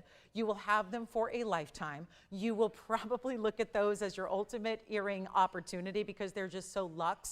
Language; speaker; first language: English; native; English